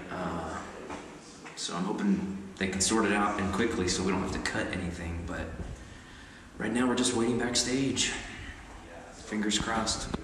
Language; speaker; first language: English; native; English